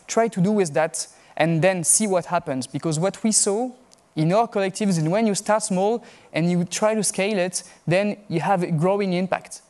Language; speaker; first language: English; non-native, fluent; French